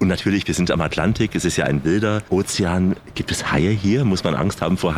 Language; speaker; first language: German; native; German